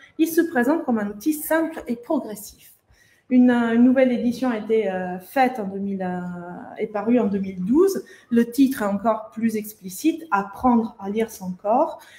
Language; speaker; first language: French; non-native, fluent; Italian